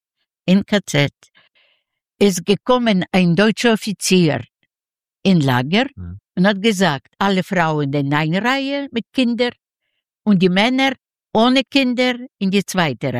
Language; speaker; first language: German; non-native, learner; Yiddish